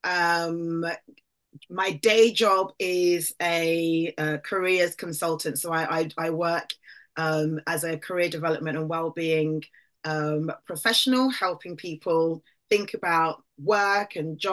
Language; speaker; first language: English; native; English